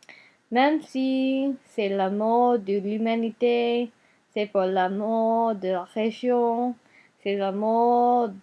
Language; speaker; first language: French; non-native, learner; Japanese